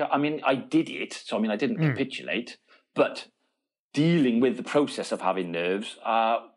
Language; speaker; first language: English; native; English